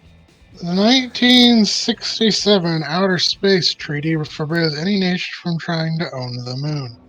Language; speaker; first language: English; native; English